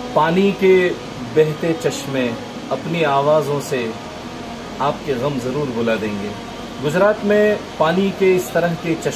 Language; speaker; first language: Hindi; non-native, local second language; Gujarati